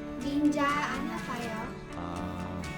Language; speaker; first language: Korean; non-native, learner; Cebuano